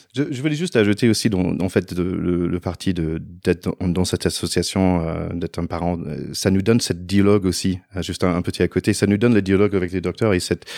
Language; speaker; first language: French; non-native, fluent; English